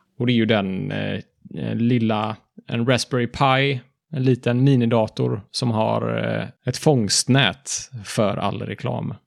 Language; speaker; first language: Swedish; native; Swedish